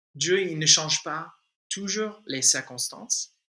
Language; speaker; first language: French; non-native, fluent; English